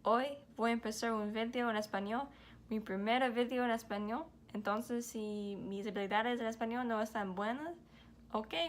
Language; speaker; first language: Spanish; non-native, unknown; English